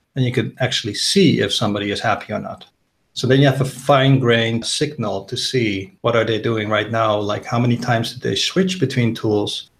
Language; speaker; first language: English; non-native, fluent; Dutch